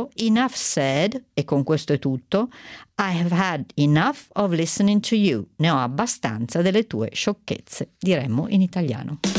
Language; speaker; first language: Italian; native; Italian